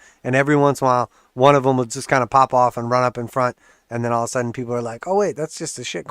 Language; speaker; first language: English; native; English